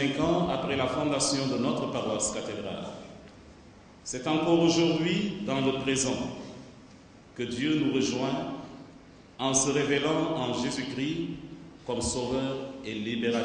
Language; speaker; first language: French; non-native, local second language; Jola-Fonyi